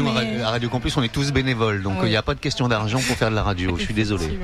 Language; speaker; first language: French; native; French